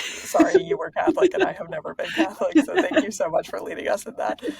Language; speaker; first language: English; native; English